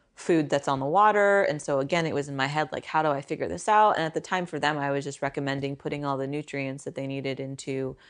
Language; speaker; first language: English; native; English